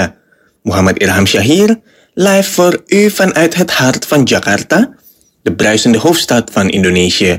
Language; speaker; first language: Dutch; non-native, fluent; Indonesian